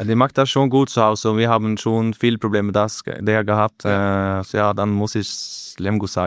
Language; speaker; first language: German; non-native, learner; Norwegian